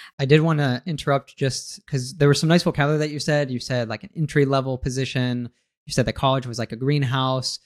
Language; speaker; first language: English; native; English